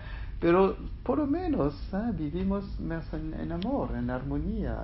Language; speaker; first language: Spanish; non-native, fluent; French